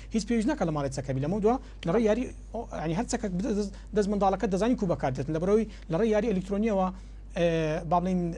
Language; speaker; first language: Central Kurdish; native; Central Kurdish